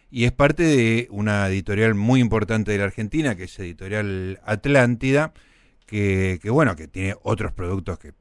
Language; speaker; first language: Spanish; native; Spanish